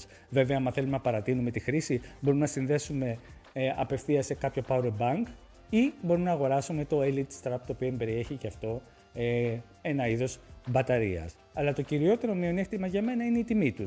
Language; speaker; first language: Greek; native; Greek